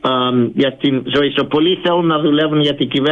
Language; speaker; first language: Greek; early bilingual, heritage; Greek